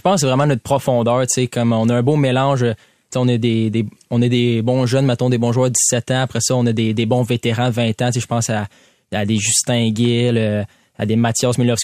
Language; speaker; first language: French; native; French